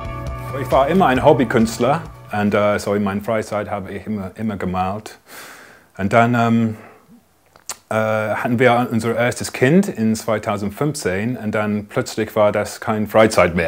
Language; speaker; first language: German; non-native, fluent; English